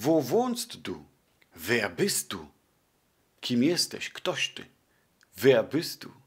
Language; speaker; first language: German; non-native, fluent; Polish